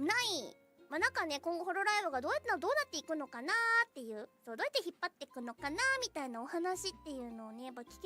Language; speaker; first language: Japanese; native; Japanese